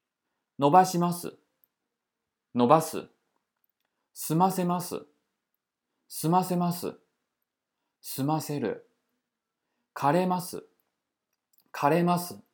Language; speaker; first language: Japanese; non-native, fluent; Chinese